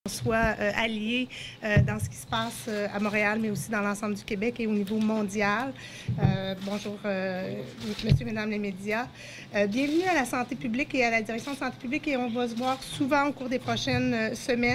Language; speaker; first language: French; native; French